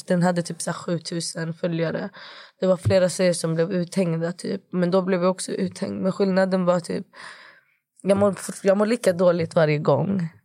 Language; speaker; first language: Swedish; early bilingual, other home language; Kurdish